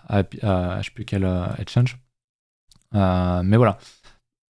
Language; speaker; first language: French; native; French